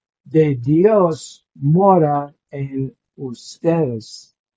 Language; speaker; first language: Spanish; non-native, learner; English